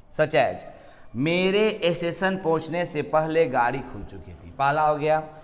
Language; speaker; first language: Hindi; native; Hindi